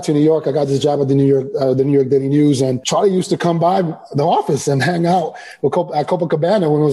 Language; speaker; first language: English; early bilingual, other home language; Spanish